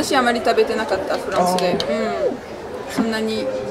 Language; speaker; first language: Japanese; non-native, fluent; French